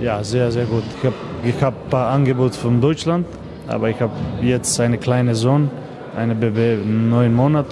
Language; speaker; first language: German; non-native, learner; Macedonian